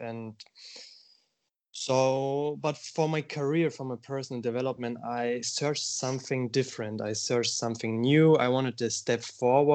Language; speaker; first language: English; non-native, fluent; German